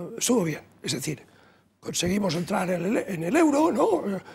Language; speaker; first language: Spanish; native; Spanish